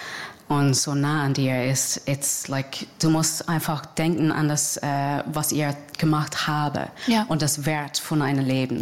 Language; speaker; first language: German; non-native, fluent; English